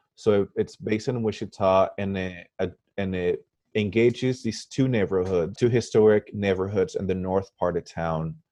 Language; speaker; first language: English; non-native, fluent; Spanish